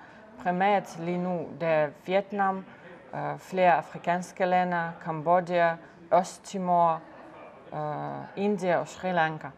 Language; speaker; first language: Danish; non-native, fluent; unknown